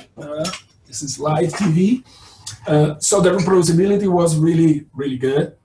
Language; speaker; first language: English; non-native, fluent; Spanish